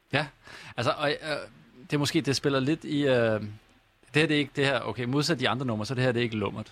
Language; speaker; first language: Danish; native; Danish